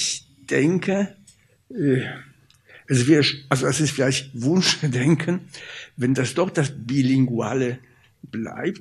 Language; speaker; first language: German; non-native, fluent; Polish